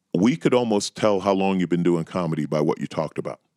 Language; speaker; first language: English; native; English